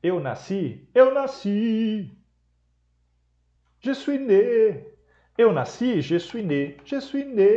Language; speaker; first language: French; non-native, fluent; Portuguese